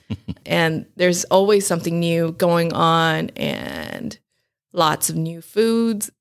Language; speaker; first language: English; non-native, fluent; Chinese